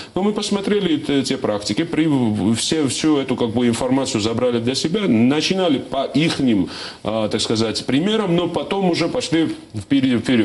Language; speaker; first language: Russian; non-native, local second language; Georgian